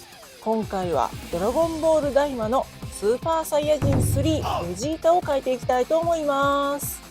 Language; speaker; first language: Japanese; native; Japanese